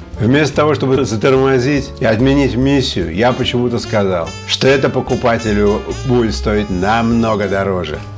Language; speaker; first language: Russian; native; Russian